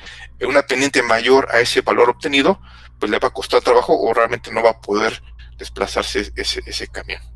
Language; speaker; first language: Spanish; native; Spanish